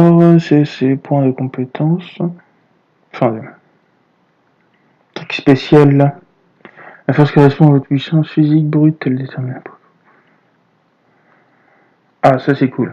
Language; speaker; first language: French; native; French